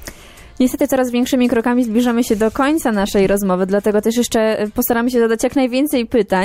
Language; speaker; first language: Polish; native; Polish